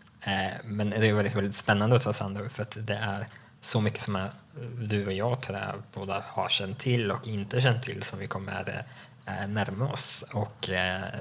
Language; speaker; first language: Swedish; native; Swedish